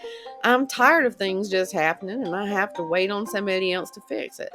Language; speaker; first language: English; native; English